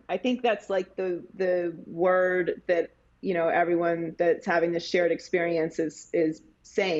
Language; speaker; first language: English; native; English